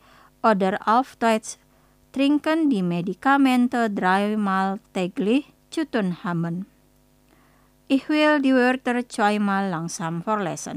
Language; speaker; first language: German; non-native, fluent; Indonesian